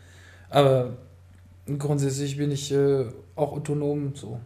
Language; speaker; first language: German; non-native, fluent; French